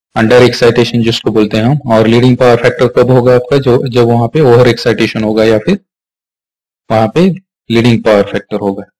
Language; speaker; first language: Hindi; non-native, local second language; Marathi